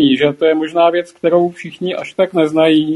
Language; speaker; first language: Czech; native; Czech